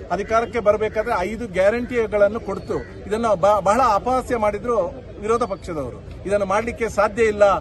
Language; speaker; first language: Kannada; native; Kannada